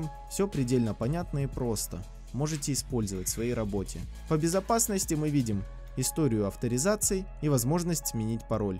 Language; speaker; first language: Russian; native; Russian